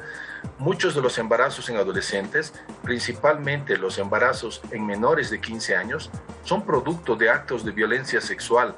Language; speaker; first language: Spanish; native; Spanish